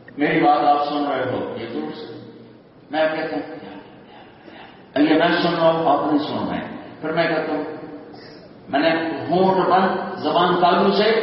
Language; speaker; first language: Urdu; native; Urdu